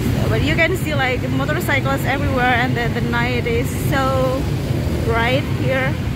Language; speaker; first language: English; non-native, fluent; Indonesian